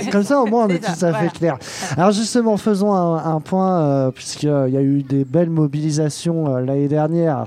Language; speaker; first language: French; native; French